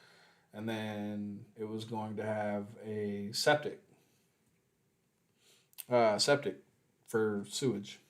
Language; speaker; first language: English; native; English